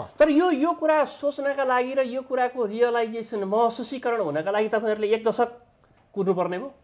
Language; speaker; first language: Nepali; native; Nepali